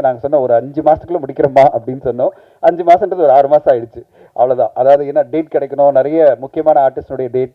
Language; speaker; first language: Tamil; native; Tamil